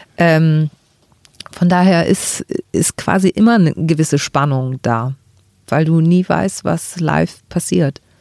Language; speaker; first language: German; early bilingual, other home language; Greek